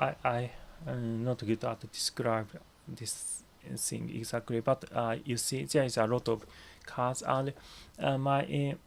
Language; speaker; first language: English; non-native, learner; Japanese